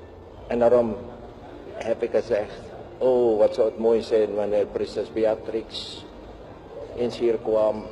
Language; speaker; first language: Dutch; non-native, local second language; Javanese